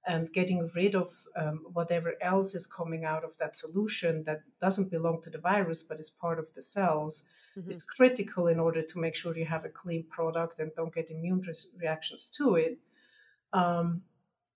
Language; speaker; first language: English; non-native, fluent; German